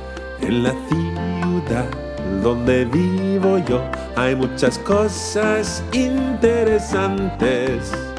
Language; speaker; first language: Spanish; non-native, fluent; English